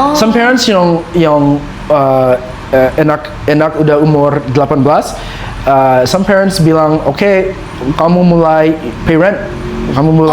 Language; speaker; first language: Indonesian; non-native, learner; English